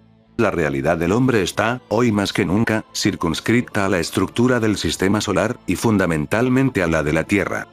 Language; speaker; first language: Spanish; native; Spanish